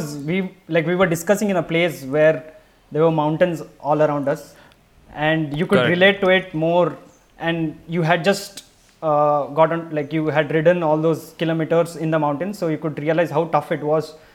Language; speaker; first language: English; non-native, local second language; Kannada